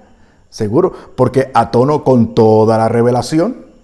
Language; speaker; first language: Spanish; native; Spanish